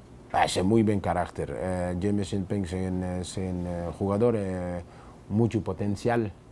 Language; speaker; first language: Spanish; non-native, learner; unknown